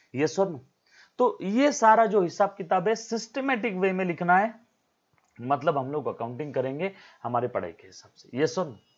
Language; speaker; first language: Hindi; non-native, local second language; Marathi